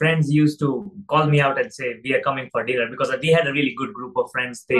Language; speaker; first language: English; non-native, local second language; Gujarati